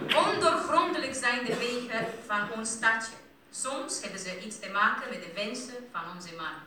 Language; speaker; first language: Dutch; non-native, fluent; Romanian